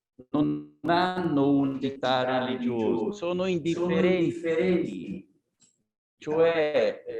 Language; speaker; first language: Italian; non-native, fluent; Portuguese